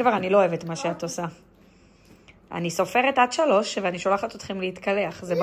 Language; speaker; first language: Hebrew; native; Hebrew